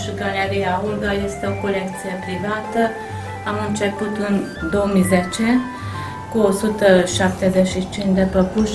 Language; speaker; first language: Romanian; non-native, local second language; Hungarian